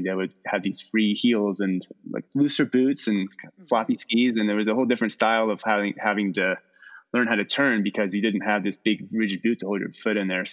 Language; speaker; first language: English; native; English